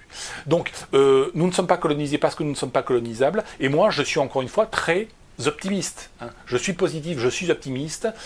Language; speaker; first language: French; native; French